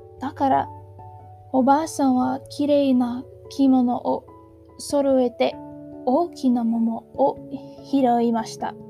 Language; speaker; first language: Japanese; non-native, learner; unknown